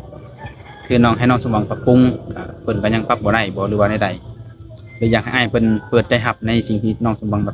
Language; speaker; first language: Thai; non-native, local second language; Northeastern Thai